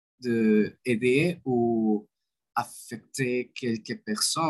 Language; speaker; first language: French; non-native, learner; Spanish